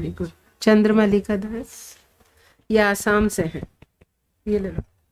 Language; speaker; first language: Hindi; native; Hindi